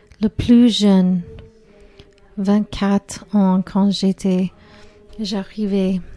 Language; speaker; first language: French; non-native, learner; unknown